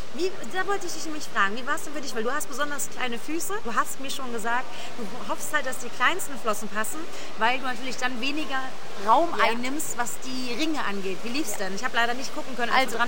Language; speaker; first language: German; native; German